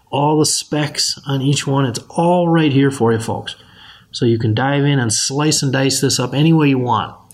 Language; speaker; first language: English; native; English